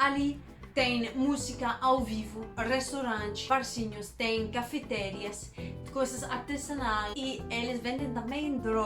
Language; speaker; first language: Portuguese; non-native, learner; Danish